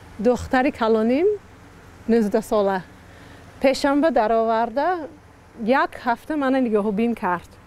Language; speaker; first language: Tajik; non-native, learner; English